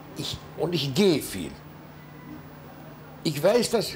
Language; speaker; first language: German; early bilingual, heritage; German